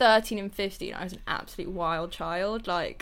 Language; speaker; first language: English; native; English